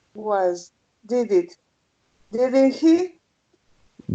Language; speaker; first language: English; non-native, learner; Spanish